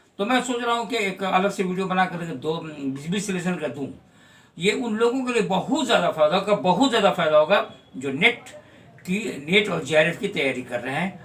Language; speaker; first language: Urdu; native; Urdu